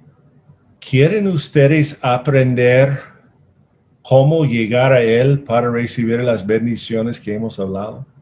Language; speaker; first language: Spanish; non-native, fluent; English